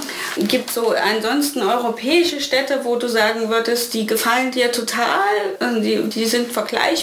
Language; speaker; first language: German; native; German